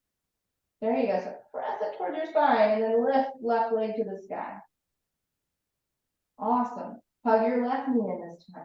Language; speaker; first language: English; native; English